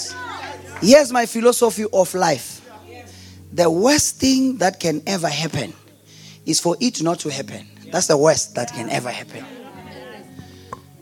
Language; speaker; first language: English; non-native, local second language; Zulu